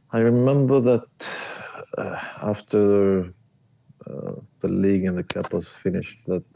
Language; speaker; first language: English; non-native, learner; Swedish